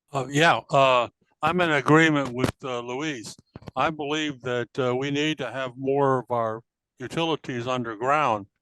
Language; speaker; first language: English; native; English